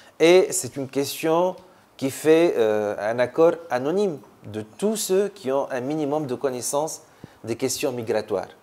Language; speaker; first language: French; non-native, local second language; Arabic